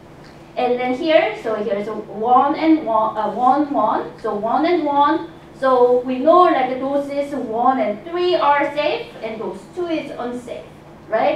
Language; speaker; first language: English; non-native, fluent; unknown